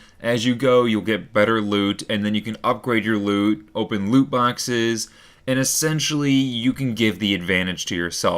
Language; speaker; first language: English; native; English